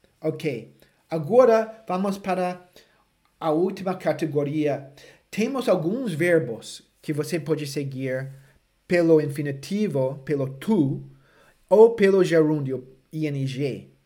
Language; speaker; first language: Portuguese; non-native, fluent; English